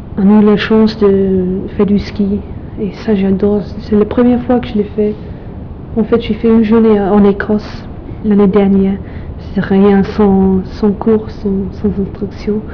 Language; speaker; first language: French; non-native, fluent; English